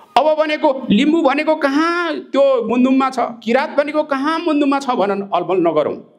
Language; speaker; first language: Nepali; non-native, local second language; Limbu